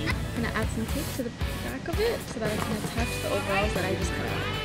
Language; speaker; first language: English; native; English